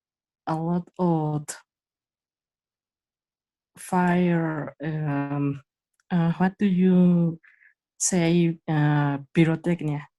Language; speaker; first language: English; non-native, learner; Spanish